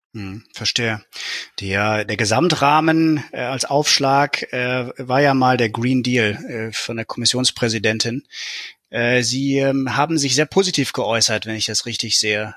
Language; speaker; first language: German; native; German